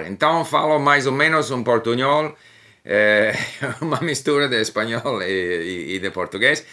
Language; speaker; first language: Spanish; non-native, fluent; English